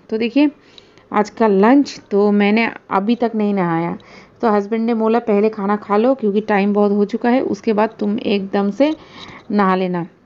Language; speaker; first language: Hindi; non-native, local second language; Bangla